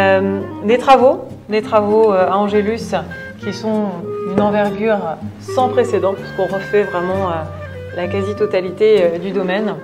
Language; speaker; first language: French; native; French